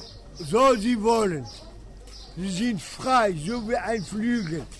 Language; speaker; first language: German; non-native, learner; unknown